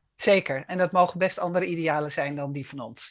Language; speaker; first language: Dutch; native; Dutch